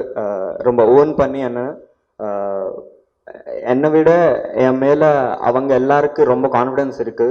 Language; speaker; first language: Tamil; non-native, learner; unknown